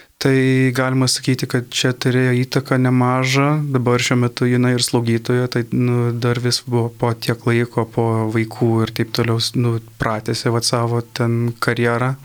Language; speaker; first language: Lithuanian; early bilingual, heritage; Lithuanian